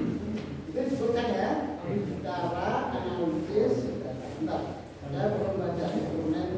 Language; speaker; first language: Indonesian; native; Indonesian